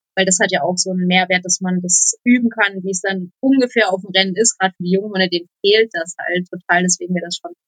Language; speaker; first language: German; non-native, fluent; Polish